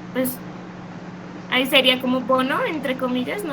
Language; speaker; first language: Spanish; native; Spanish